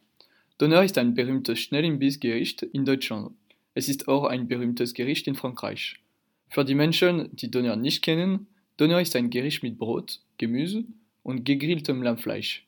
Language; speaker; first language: German; non-native, learner; French